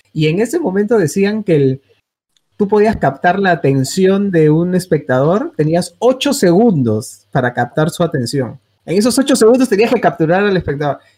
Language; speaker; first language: Spanish; native; Spanish